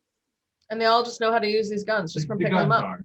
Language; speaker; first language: English; native; English